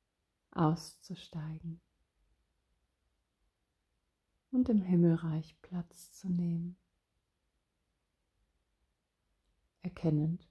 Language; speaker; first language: German; native; German